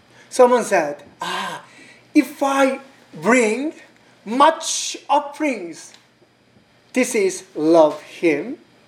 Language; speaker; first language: English; non-native, learner; Korean